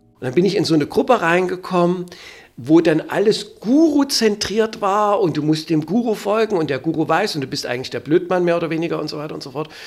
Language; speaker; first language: German; native; German